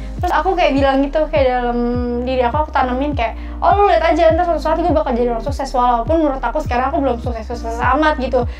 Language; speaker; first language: Indonesian; native; Indonesian